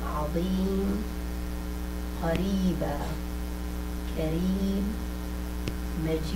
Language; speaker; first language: Arabic; non-native, learner; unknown